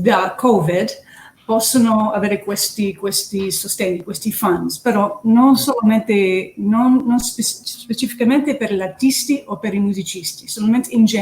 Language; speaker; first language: Italian; early bilingual, heritage; English